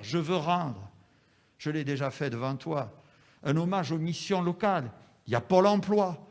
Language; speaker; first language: French; native; French